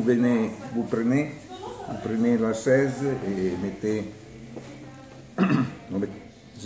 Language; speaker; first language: French; non-native, learner; Italian